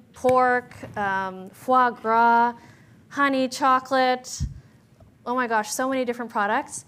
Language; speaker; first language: English; native; English